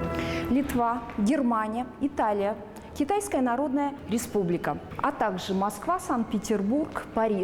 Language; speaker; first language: Russian; native; Russian